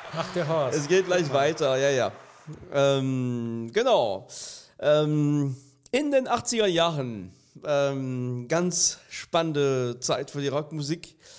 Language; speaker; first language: German; non-native, fluent; French